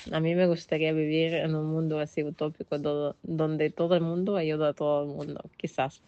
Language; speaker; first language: Spanish; non-native, fluent; Russian